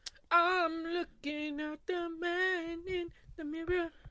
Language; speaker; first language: English; native; English